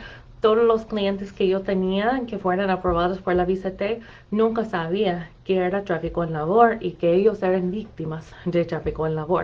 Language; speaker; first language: Spanish; non-native, fluent; English